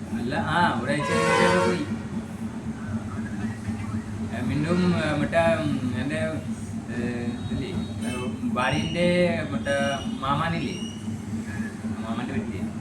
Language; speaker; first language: Malayalam; non-native, fluent; Bangla